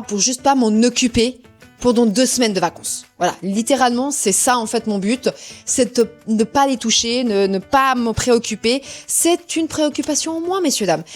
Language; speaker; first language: French; early bilingual, other home language; Portuguese